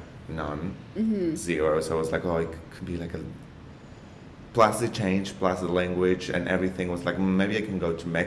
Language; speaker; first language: English; non-native, learner; Spanish